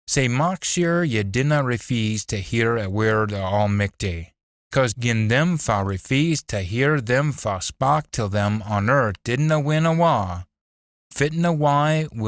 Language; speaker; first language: English; native; English